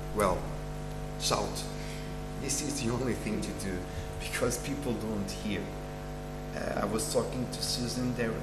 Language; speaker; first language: English; non-native, fluent; Portuguese